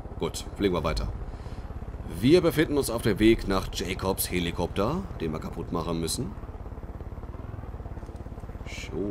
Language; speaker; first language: German; native; German